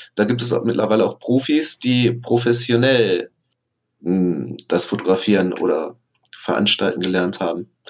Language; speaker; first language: German; native; German